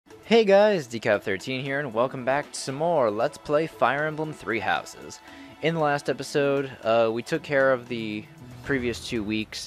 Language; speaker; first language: English; native; English